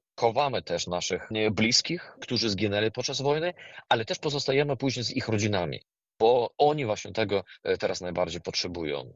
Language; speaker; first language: Polish; non-native, fluent; Ukrainian